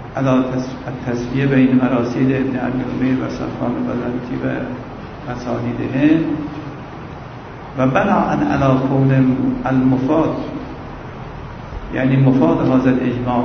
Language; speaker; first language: Arabic; non-native, fluent; Persian